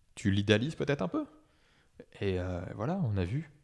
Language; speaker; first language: French; native; French